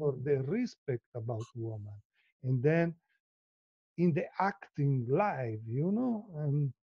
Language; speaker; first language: English; non-native, learner; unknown